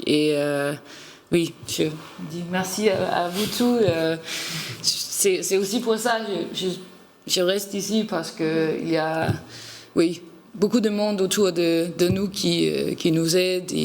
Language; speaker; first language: French; non-native, learner; Danish